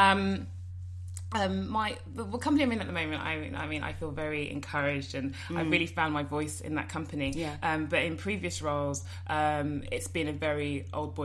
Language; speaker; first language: English; native; English